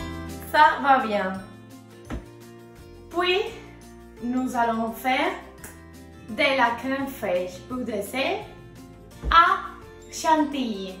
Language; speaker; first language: French; non-native, learner; Spanish